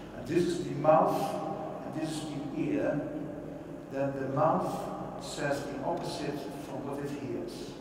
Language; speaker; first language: English; non-native, fluent; Dutch